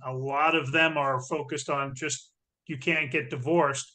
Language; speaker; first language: English; native; English